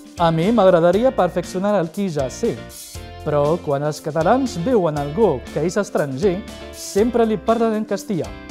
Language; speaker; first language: Catalan; non-native, learner; Arabic